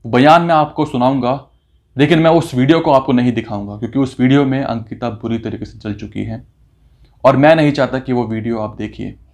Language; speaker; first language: Hindi; native; Hindi